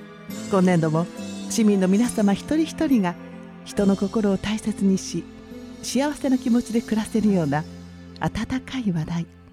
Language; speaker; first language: Japanese; native; Japanese